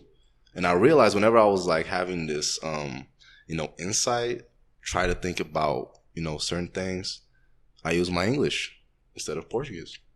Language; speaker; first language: English; non-native, fluent; Portuguese